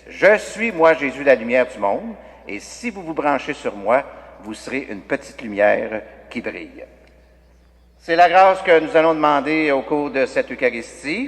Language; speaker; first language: French; native; French